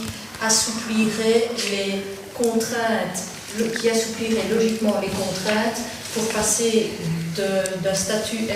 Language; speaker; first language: French; native; French